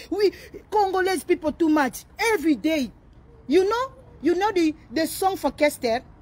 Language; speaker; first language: English; non-native, learner; Lingala